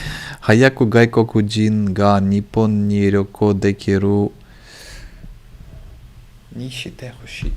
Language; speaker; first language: Japanese; non-native, learner; English